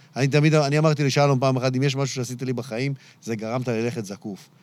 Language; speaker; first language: Hebrew; early bilingual, other home language; Arabic